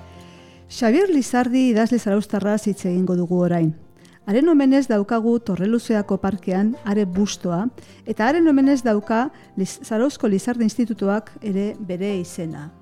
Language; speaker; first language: Basque; native; Basque